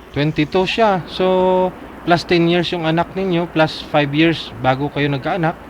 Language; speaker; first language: Filipino; native; Filipino